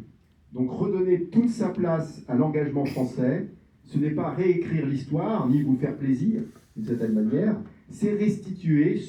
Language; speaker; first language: French; native; French